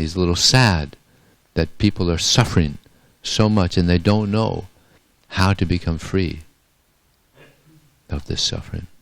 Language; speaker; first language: English; native; English